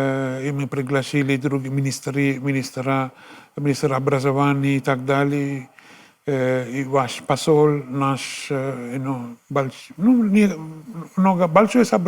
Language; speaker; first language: Russian; non-native, fluent; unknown